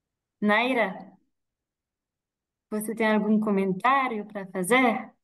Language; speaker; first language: Portuguese; non-native, fluent; French